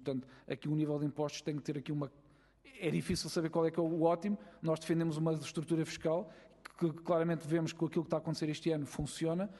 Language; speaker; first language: Portuguese; native; Portuguese